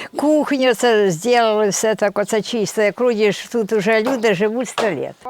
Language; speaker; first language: Ukrainian; native; Ukrainian